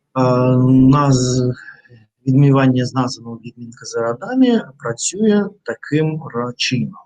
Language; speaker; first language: Ukrainian; non-native, local second language; Russian